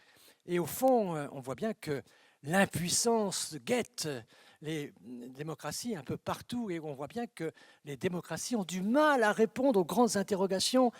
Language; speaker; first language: French; native; French